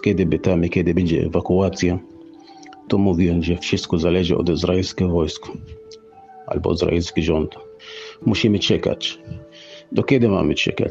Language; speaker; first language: Polish; non-native, fluent; Arabic